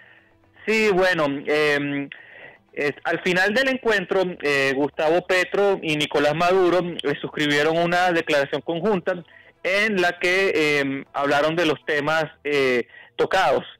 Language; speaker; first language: Spanish; native; Spanish